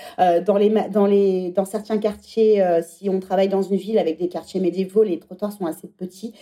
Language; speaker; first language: French; native; French